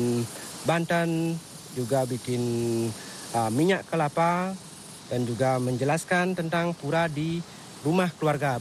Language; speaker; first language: Indonesian; non-native, local second language; Balinese